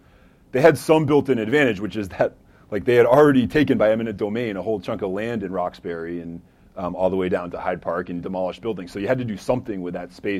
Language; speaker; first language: English; native; English